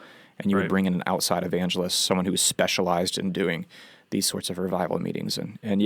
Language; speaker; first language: English; native; English